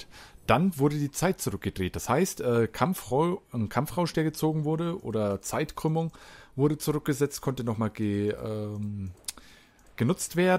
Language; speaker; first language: German; native; German